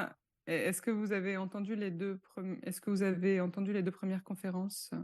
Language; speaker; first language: French; native; French